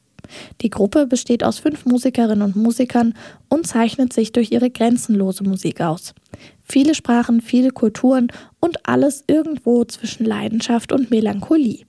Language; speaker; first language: German; native; German